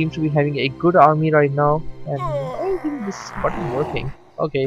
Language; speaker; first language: English; non-native, fluent; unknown